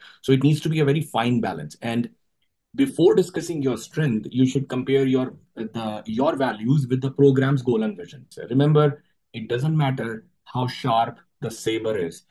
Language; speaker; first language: English; non-native, local second language; Urdu